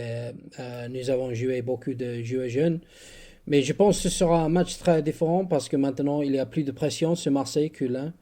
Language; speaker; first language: French; non-native, fluent; English